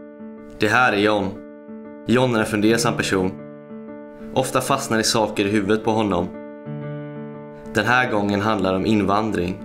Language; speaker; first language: Swedish; native; Swedish